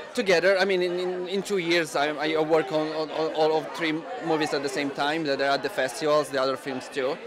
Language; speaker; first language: English; non-native, fluent; Italian